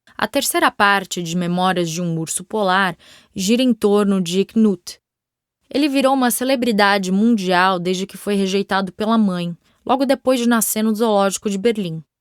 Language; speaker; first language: Portuguese; native; Portuguese